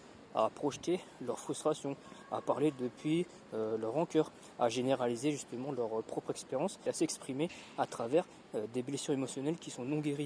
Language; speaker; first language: French; native; French